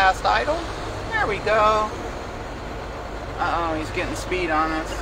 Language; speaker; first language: English; native; English